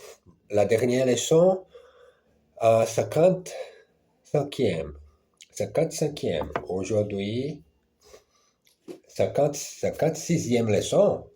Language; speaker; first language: French; non-native, learner; Portuguese